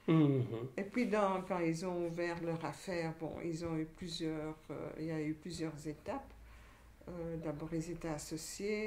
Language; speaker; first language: French; native; French